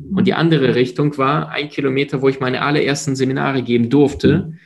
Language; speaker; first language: German; early bilingual, other home language; Russian